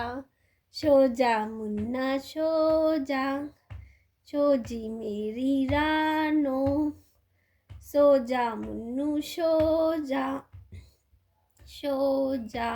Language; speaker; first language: Hindi; native; Hindi